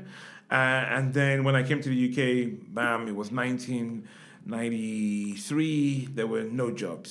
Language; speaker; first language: English; non-native, local second language; Yoruba